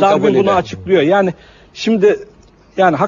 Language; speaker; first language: Turkish; native; Turkish